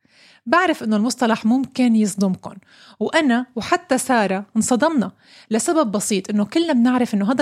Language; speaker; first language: Arabic; native; Arabic